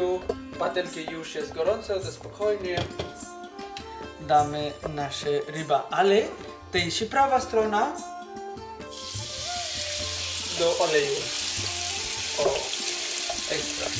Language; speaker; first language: Polish; non-native, learner; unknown